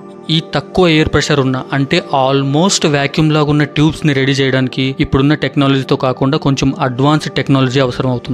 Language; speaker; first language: Telugu; native; Telugu